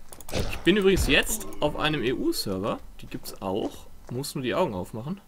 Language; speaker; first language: German; native; German